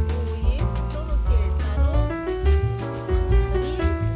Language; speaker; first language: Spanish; non-native, fluent; Russian